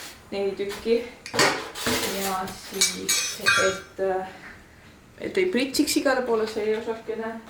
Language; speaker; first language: Estonian; native; Estonian